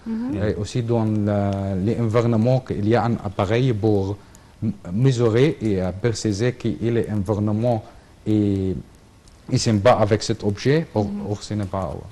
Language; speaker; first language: French; non-native, learner; Arabic